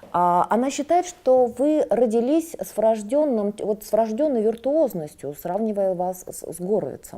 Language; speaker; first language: Russian; native; Russian